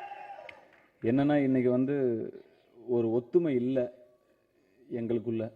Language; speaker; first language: Tamil; native; Tamil